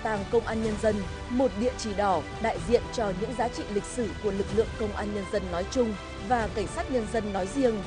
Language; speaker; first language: Vietnamese; native; Vietnamese